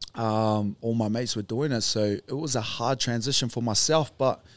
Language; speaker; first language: English; native; English